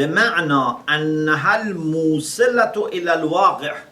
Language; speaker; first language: Arabic; non-native, fluent; Persian